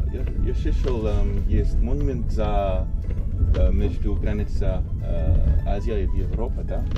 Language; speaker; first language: Russian; non-native, learner; English